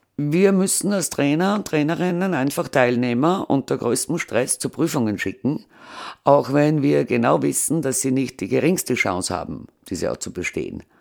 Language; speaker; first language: German; native; German